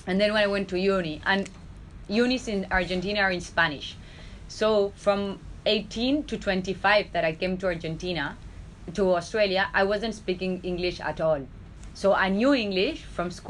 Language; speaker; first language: English; non-native, fluent; Spanish